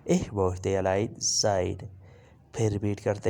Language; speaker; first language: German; non-native, fluent; Urdu